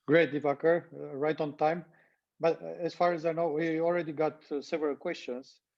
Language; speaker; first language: English; non-native, fluent; Romanian